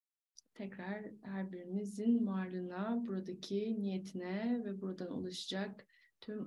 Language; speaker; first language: Turkish; native; Turkish